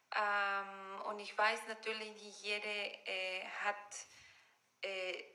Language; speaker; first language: German; non-native, fluent; Spanish